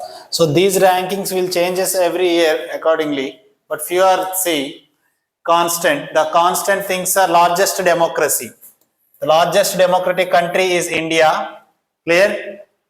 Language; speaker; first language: English; non-native, local second language; Telugu